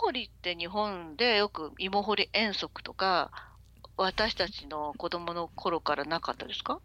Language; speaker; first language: Japanese; native; Japanese